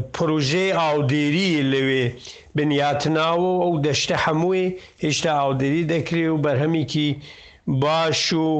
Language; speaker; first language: Central Kurdish; non-native, local second language; Southern Kurdish